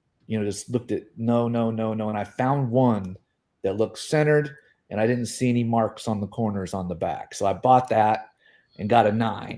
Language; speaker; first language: English; native; English